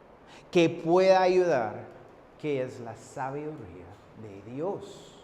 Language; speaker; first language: Spanish; non-native, fluent; English